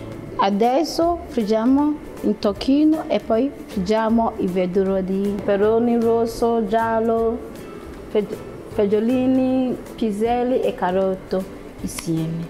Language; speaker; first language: Italian; non-native, learner; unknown